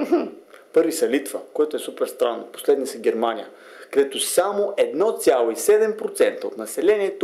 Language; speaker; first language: Bulgarian; native; Bulgarian